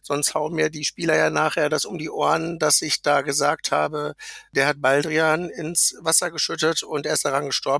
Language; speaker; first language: German; native; German